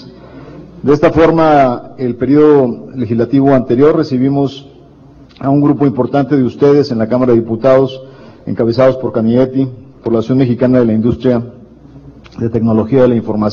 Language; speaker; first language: Spanish; native; Spanish